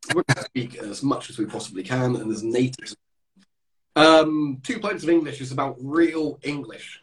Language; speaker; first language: English; native; English